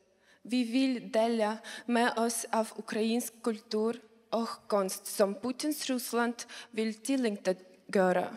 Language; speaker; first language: Swedish; non-native, learner; Ukrainian